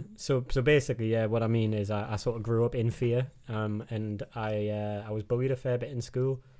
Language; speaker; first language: English; native; English